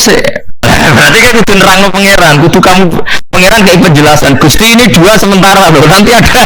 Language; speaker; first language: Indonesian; non-native, local second language; Javanese